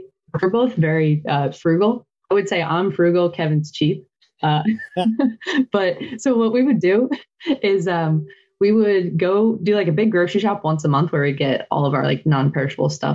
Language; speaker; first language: English; native; English